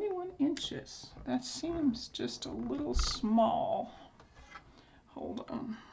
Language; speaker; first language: English; native; English